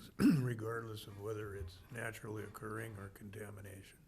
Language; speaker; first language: English; native; English